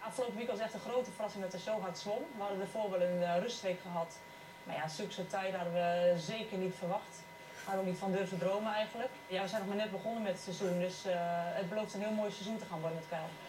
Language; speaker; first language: Dutch; native; Dutch